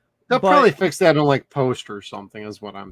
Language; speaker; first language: English; native; English